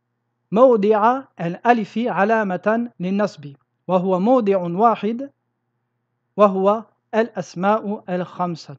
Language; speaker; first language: Arabic; non-native, fluent; French